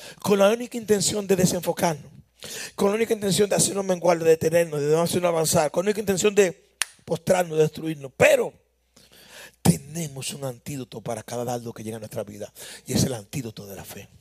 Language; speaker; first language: Spanish; native; Spanish